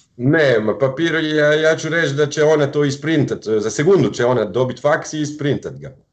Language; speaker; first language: Croatian; non-native, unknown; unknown